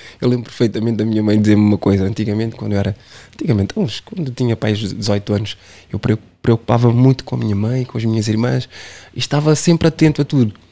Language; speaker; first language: Portuguese; non-native, local second language; Kabuverdianu